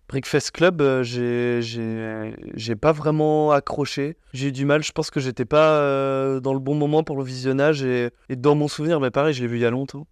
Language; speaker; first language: French; native; French